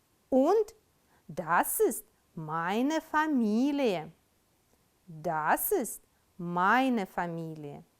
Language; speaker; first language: German; non-native, fluent; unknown